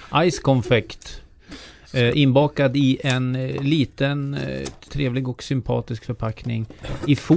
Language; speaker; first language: Swedish; native; Swedish